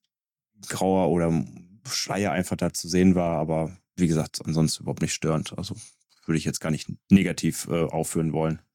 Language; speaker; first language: German; native; German